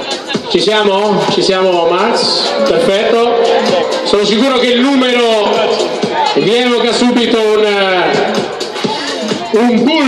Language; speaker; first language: Italian; native; Italian